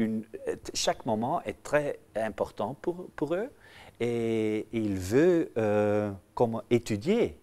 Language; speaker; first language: French; non-native, local second language; Dutch